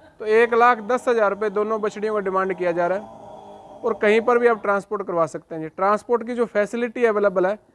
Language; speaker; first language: Hindi; native; Hindi